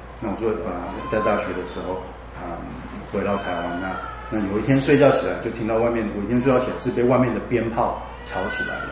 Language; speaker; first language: Chinese; native; Chinese